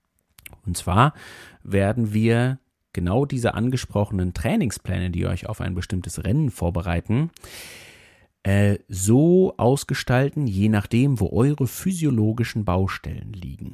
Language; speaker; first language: German; native; German